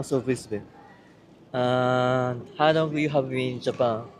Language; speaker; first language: English; non-native, learner; Japanese